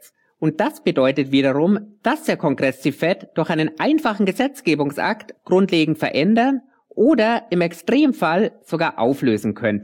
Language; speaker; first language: German; native; German